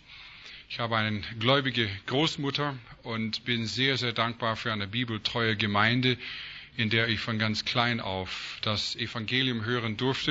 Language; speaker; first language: German; non-native, fluent; English